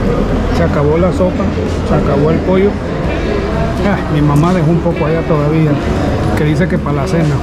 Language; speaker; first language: Spanish; native; Spanish